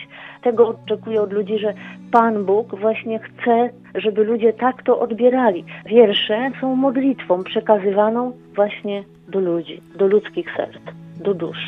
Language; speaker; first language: Polish; native; Polish